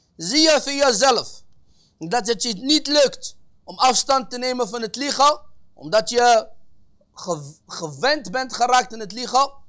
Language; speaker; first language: Dutch; early bilingual, other home language; Arabic